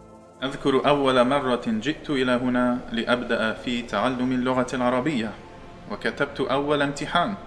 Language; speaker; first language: Arabic; non-native, fluent; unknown